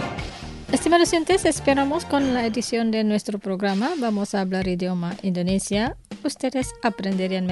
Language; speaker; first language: Spanish; non-native, fluent; Indonesian